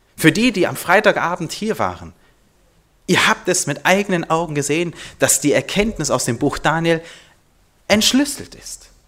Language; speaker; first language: German; early bilingual, heritage; German